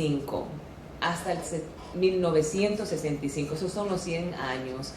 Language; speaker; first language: Spanish; native; Spanish